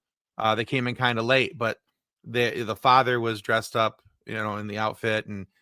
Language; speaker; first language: English; native; English